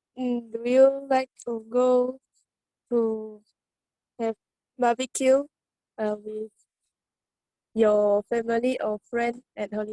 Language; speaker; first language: English; non-native, learner; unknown